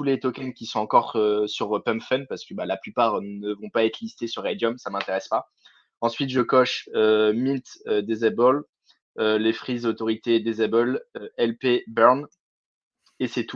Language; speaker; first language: French; native; French